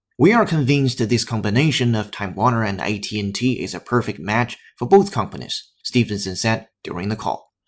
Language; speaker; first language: English; non-native, fluent; Chinese